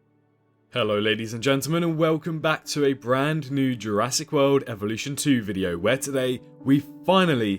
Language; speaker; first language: English; native; English